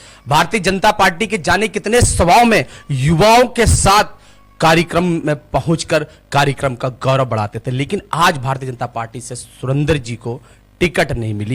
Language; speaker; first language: Hindi; native; Hindi